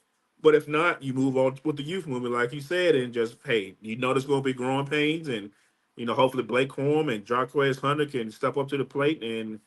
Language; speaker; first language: English; native; English